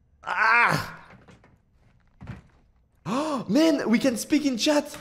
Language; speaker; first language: English; non-native, learner; French